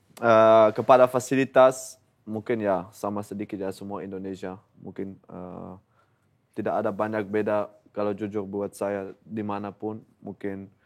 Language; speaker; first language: Indonesian; non-native, fluent; Dutch